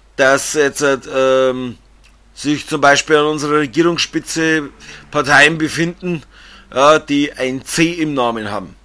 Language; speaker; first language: German; native; German